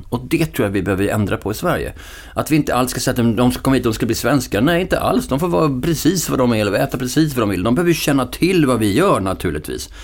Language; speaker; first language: Swedish; native; Swedish